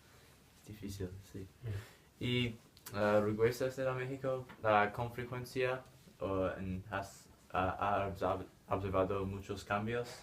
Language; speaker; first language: Spanish; non-native, learner; English